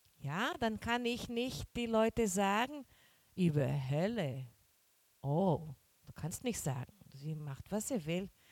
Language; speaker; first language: German; non-native, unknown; Portuguese